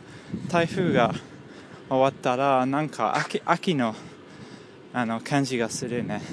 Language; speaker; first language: Japanese; non-native, learner; English